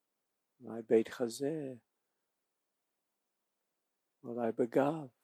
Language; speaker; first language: Hebrew; non-native, fluent; English